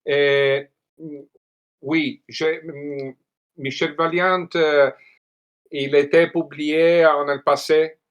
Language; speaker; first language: French; non-native, learner; Italian